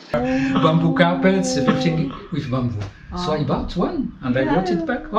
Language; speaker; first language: English; non-native, fluent; French